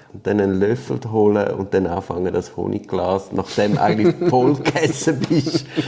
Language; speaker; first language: German; native; German